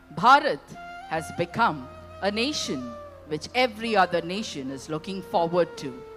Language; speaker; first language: English; non-native, local second language; Tamil